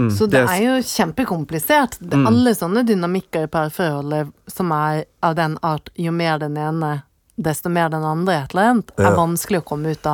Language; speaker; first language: Norwegian; native; Norwegian